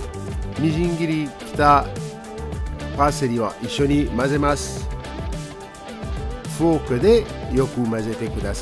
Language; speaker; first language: Japanese; non-native, fluent; French